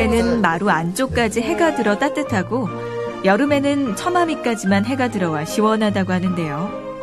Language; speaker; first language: Korean; native; Korean